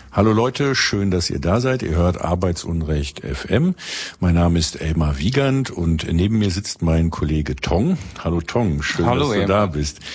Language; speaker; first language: German; native; German